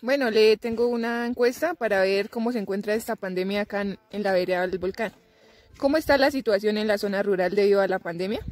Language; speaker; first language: Spanish; native; Spanish